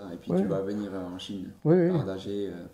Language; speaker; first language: French; non-native, learner; Chinese